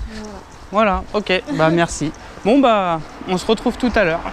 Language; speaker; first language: French; native; French